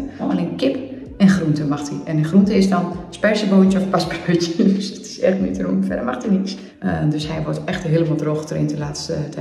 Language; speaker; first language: Dutch; native; Dutch